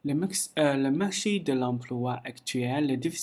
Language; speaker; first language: French; non-native, learner; Chinese